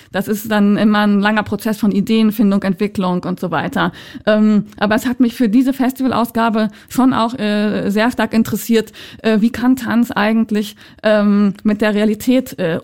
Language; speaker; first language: German; native; German